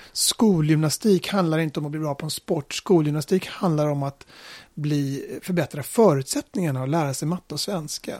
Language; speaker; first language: Swedish; native; Swedish